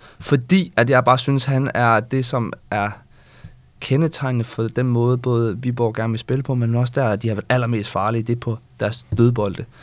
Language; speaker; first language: Danish; native; Danish